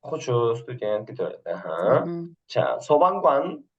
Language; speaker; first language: Korean; non-native, fluent; Kyrgyz